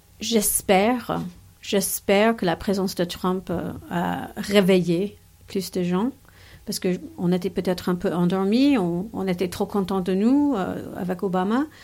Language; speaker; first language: French; non-native, fluent; English